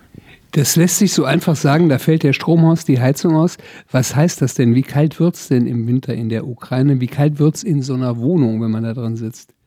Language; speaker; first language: German; native; German